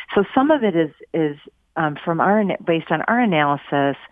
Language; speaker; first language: English; native; English